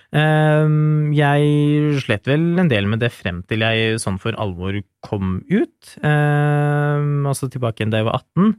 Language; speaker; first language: Norwegian; early bilingual, other home language; Urdu